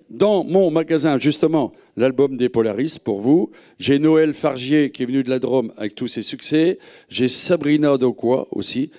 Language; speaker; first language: French; native; French